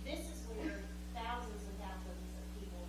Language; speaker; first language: English; native; English